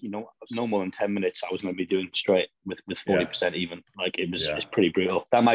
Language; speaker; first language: English; native; English